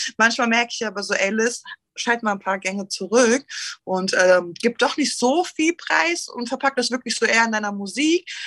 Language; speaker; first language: German; early bilingual, other home language; Turkish